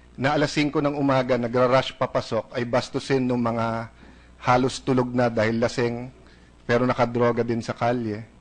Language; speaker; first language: Filipino; native; Filipino